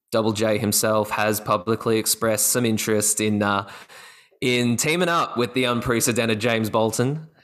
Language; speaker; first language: English; native; English